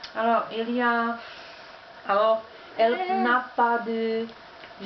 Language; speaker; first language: French; non-native, learner; Czech